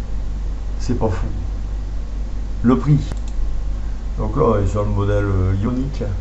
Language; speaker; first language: French; native; French